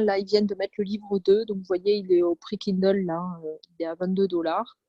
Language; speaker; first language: French; native; French